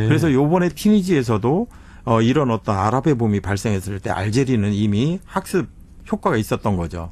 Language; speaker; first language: Korean; native; Korean